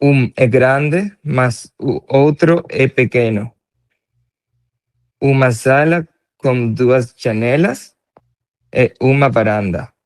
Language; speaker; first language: Portuguese; non-native, learner; Spanish